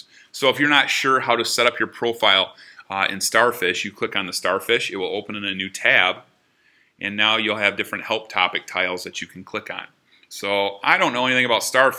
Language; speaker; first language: English; native; English